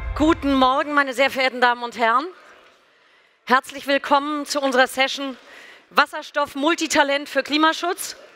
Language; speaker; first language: German; native; German